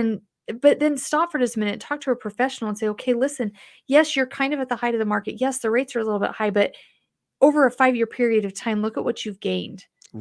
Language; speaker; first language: English; native; English